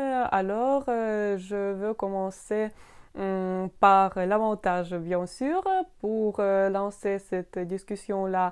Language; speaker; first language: French; non-native, fluent; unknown